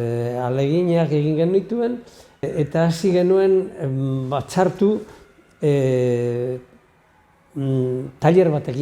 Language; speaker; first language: Basque; non-native, local second language; Spanish